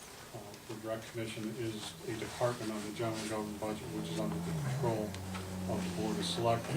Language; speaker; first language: English; native; English